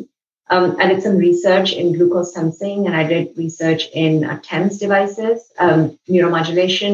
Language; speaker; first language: English; non-native, local second language; Hindi